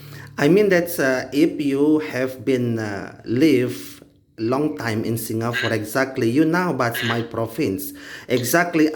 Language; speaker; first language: English; non-native, learner; Indonesian